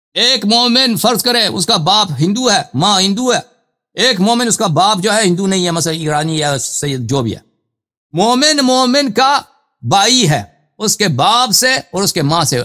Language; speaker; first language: Urdu; non-native, fluent; Persian